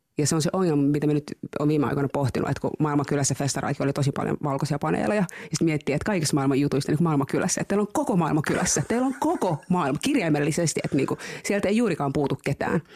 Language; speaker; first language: Finnish; early bilingual, other home language; Somali